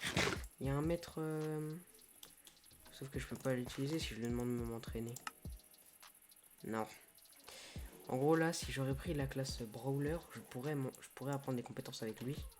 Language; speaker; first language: French; native; French